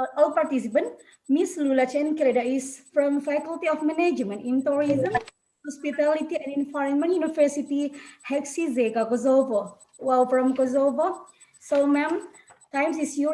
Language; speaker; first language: English; non-native, learner; Indonesian